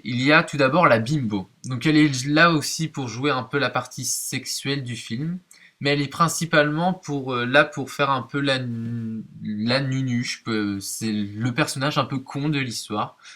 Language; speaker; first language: French; native; French